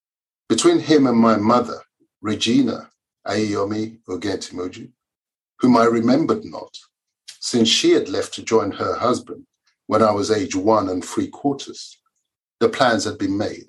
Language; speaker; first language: English; early bilingual, other home language; Yoruba